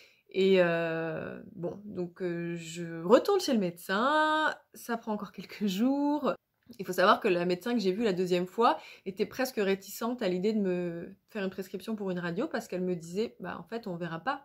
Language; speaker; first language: French; native; French